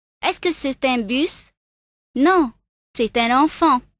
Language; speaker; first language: French; non-native, fluent; Arabic